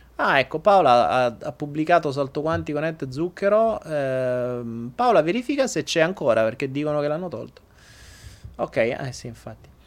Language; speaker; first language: Italian; native; Italian